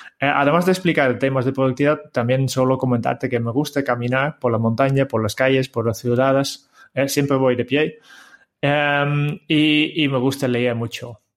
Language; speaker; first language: Spanish; non-native, fluent; Dutch